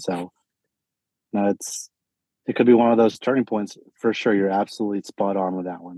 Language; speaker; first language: English; native; English